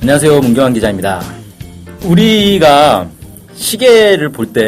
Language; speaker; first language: Korean; native; Korean